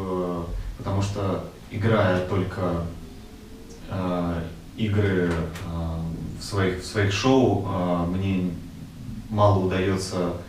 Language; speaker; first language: Russian; native; Russian